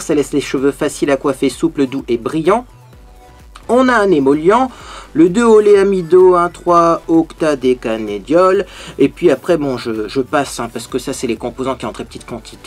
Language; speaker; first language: French; native; French